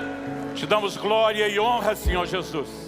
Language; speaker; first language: Portuguese; native; Portuguese